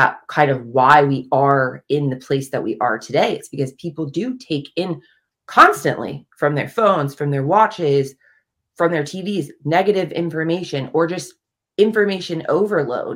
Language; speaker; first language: English; native; English